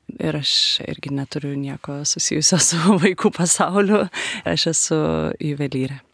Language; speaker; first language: Lithuanian; native; Lithuanian